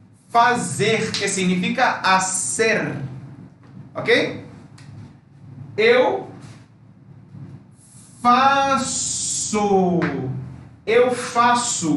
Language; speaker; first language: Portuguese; non-native, fluent; Spanish